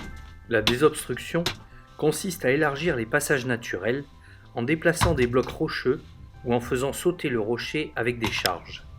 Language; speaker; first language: French; native; French